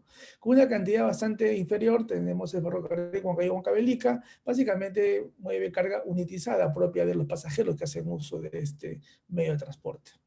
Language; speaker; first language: Spanish; native; Spanish